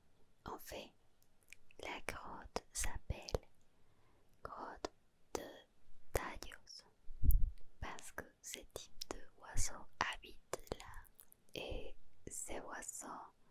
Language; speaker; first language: French; non-native, learner; Spanish